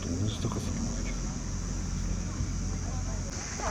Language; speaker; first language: Japanese; native; Japanese